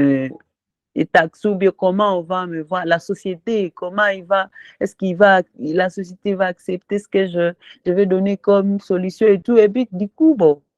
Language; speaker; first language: French; non-native, local second language; Swahili